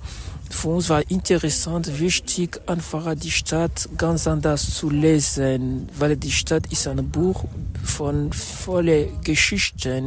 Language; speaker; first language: German; non-native, fluent; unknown